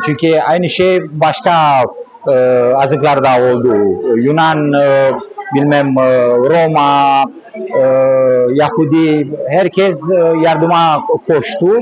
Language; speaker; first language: Turkish; non-native, learner; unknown